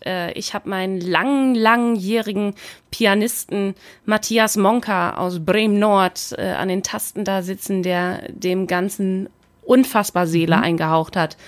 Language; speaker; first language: German; native; German